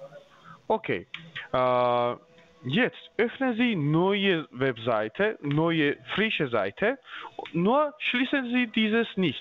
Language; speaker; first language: German; non-native, learner; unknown